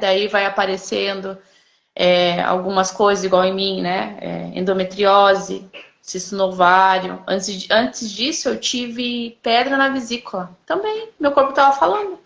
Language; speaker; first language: Portuguese; native; Portuguese